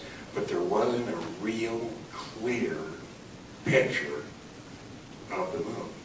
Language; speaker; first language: English; native; English